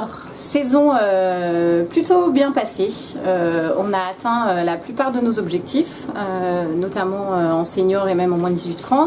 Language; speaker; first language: French; native; French